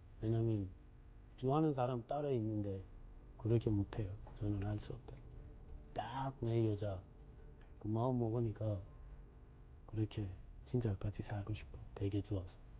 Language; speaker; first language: Korean; non-native, learner; Persian